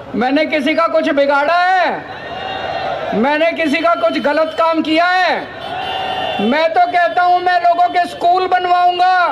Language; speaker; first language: Hindi; native; Hindi